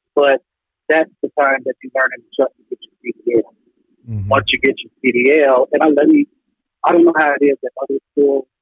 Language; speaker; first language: English; native; English